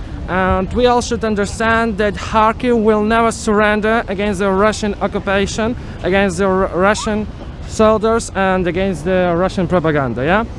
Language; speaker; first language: English; non-native, fluent; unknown